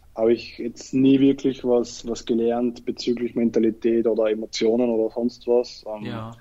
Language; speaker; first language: German; native; German